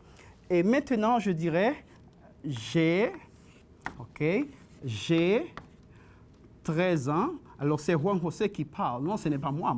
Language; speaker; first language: French; non-native, fluent; Spanish